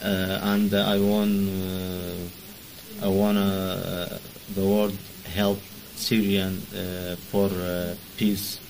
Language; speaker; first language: English; non-native, learner; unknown